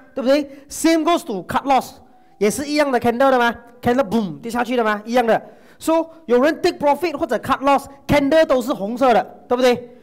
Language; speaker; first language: Chinese; non-native, local second language; Tamil